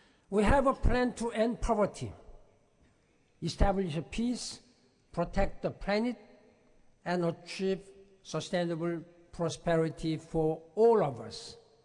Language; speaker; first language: English; non-native, fluent; Korean